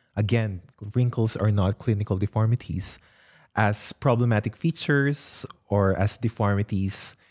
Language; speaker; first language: English; non-native, local second language; Filipino